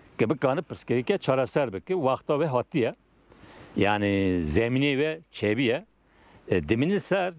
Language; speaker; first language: Kurdish; non-native, local second language; Turkish